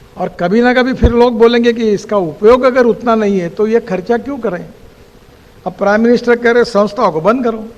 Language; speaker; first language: Hindi; non-native, local second language; Marathi